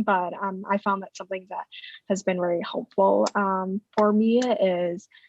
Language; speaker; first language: English; native; English